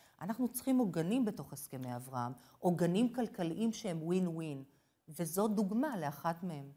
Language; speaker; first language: Hebrew; non-native, fluent; English